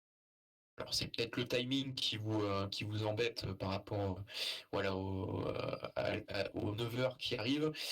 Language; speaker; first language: French; native; French